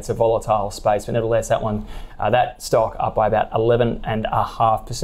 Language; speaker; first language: English; native; English